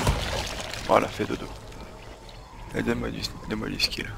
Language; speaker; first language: French; native; French